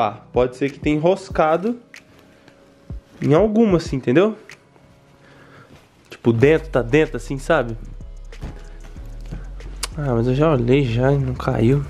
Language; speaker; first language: Portuguese; native; Portuguese